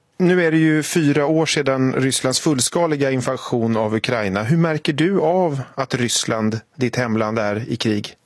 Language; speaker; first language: Swedish; native; Swedish